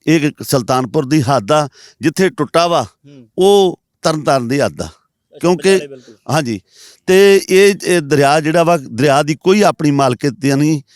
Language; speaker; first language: Punjabi; native; Punjabi